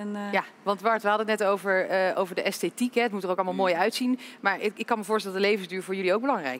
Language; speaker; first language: Dutch; native; Dutch